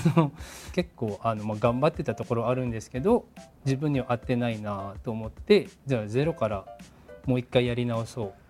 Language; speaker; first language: Japanese; non-native, fluent; Filipino